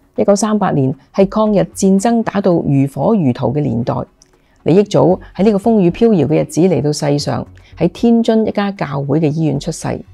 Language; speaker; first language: Chinese; non-native, local second language; Cantonese